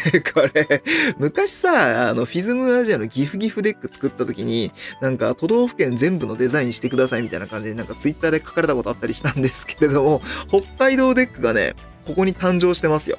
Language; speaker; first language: Japanese; native; Japanese